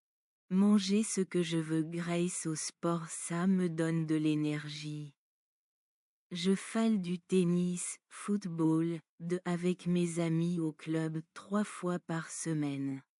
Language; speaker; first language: French; non-native, learner; Bangla